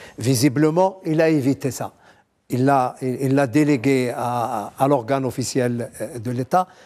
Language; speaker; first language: French; non-native, local second language; Arabic